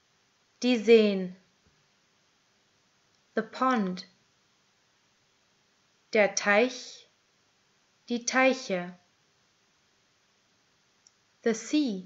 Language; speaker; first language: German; native; German